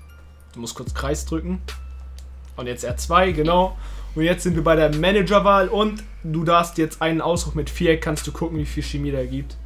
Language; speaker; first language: German; early bilingual, other home language; Turkish